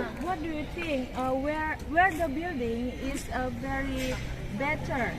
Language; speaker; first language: English; non-native, learner; Indonesian